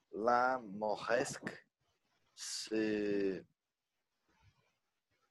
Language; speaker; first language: French; non-native, learner; Portuguese